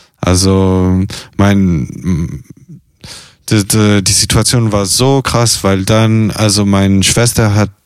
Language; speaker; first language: German; non-native, fluent; Italian